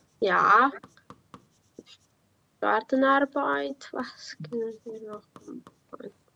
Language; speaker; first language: German; non-native, learner; Romanian